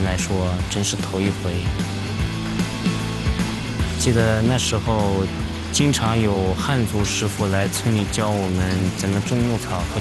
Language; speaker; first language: Chinese; native; Chinese